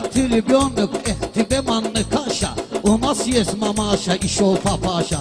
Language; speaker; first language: Russian; non-native, learner; Talysh